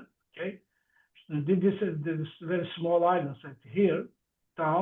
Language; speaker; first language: English; non-native, learner; Turkish